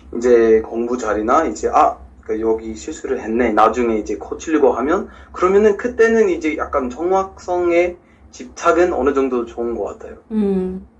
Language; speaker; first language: Korean; non-native, fluent; English